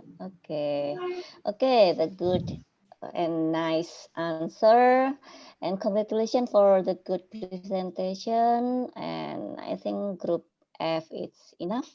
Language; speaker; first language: English; non-native, learner; Indonesian